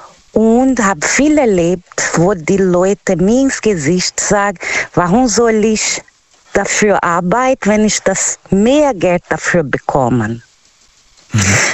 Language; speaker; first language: German; non-native, learner; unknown